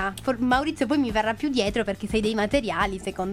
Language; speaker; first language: Italian; native; Italian